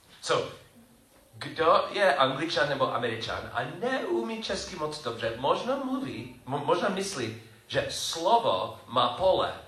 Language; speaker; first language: Czech; non-native, learner; English